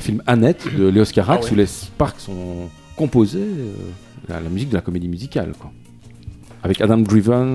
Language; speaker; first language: French; native; French